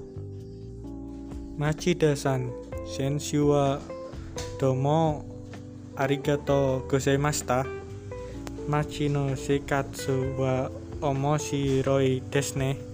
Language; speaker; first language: Japanese; non-native, learner; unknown